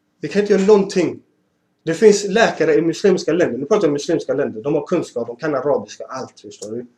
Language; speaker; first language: Swedish; early bilingual, other home language; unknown